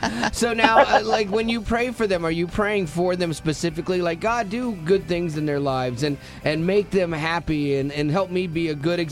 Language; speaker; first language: English; native; English